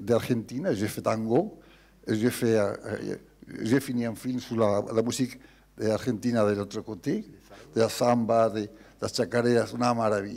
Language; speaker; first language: French; non-native, learner; Spanish